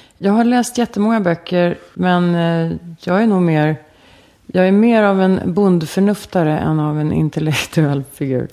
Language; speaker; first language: Swedish; native; Swedish